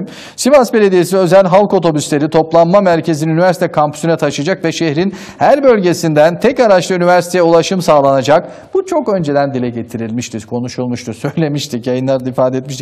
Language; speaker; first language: Turkish; native; Turkish